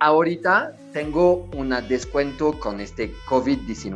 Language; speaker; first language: Spanish; non-native, learner; French